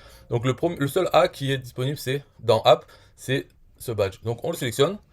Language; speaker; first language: French; native; French